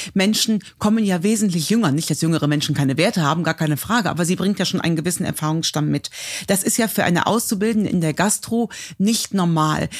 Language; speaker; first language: German; native; German